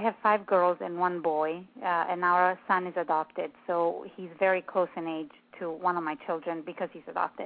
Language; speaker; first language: English; non-native, fluent; Italian